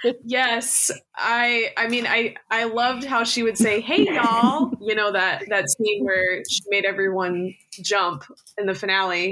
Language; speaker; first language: English; native; English